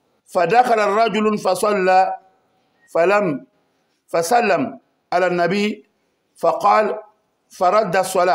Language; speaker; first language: Arabic; non-native, fluent; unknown